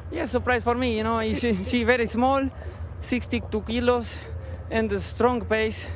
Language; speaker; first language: English; non-native, learner; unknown